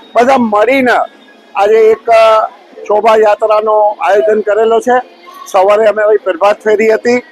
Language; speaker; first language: Gujarati; non-native, local second language; Sindhi